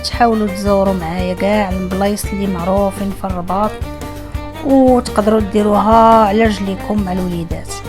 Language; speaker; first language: Arabic; native; Arabic